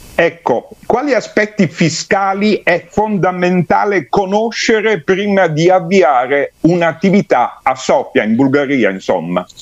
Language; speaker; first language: Italian; native; Italian